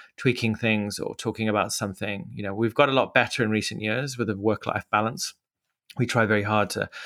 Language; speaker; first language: English; native; English